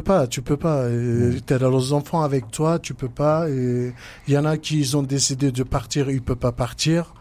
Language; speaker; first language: French; non-native, learner; Kurdish